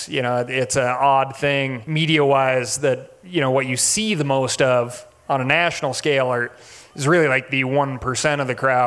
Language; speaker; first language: English; native; English